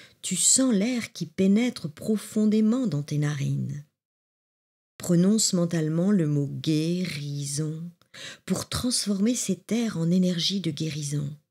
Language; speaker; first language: French; native; French